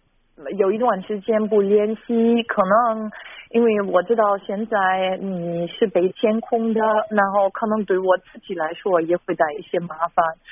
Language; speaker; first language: Chinese; non-native, fluent; German